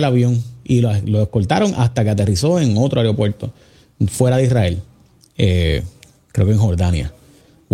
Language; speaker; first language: Spanish; native; Spanish